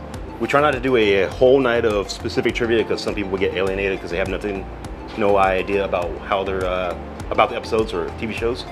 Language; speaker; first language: English; native; English